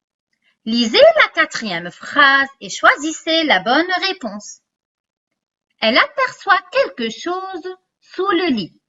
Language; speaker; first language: French; non-native, local second language; Arabic